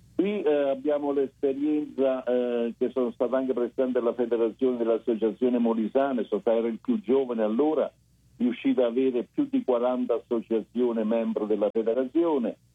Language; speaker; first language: Italian; early bilingual, heritage; Italian